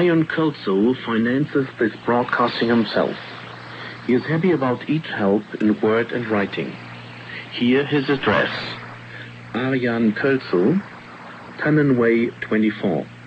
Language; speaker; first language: English; non-native, learner; German